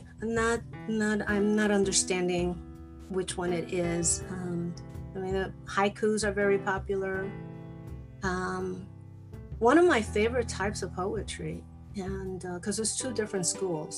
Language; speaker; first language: English; early bilingual, other home language; Spanish